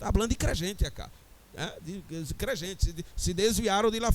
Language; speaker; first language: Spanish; non-native, learner; Portuguese